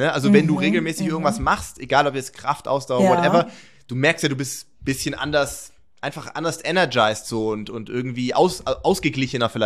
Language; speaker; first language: German; native; German